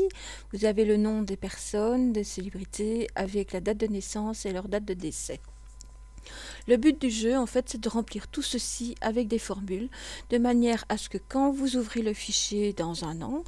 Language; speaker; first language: French; native; French